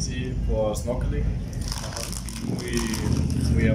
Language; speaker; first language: Spanish; non-native, learner; German